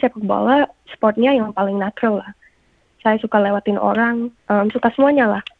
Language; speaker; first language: Indonesian; early bilingual, heritage; English